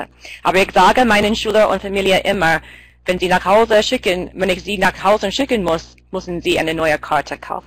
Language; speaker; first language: German; non-native, fluent; English